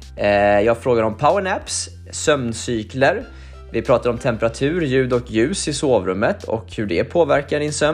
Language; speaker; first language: Swedish; native; Swedish